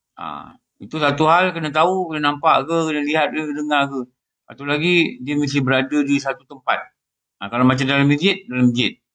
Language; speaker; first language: Malay; native; Malay